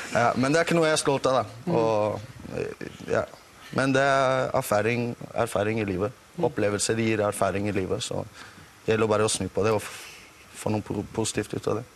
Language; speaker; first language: Norwegian; non-native, fluent; English